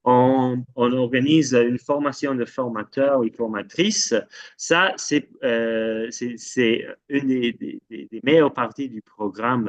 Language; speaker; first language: French; non-native, fluent; English